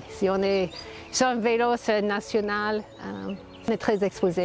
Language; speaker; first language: French; non-native, fluent; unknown